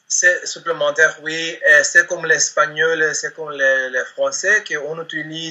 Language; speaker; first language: French; non-native, learner; Spanish